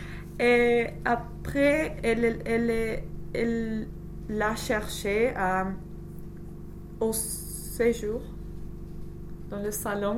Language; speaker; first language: French; non-native, learner; English